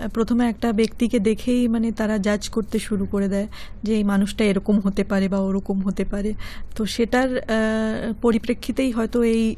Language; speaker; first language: Bangla; native; Bangla